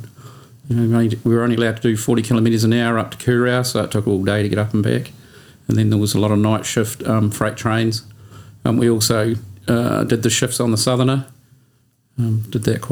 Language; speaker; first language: English; native; English